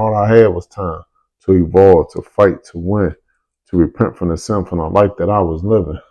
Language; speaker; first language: English; native; English